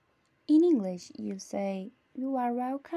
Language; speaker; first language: English; non-native, fluent; Portuguese